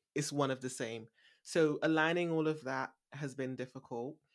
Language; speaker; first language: English; native; English